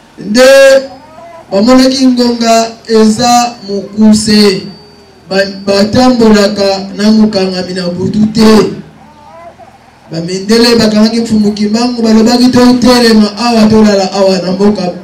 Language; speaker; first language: Lingala; non-native, local second language; Kongo